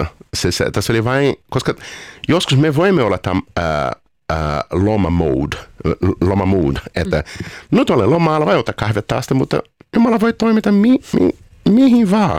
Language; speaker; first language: Finnish; non-native, fluent; Portuguese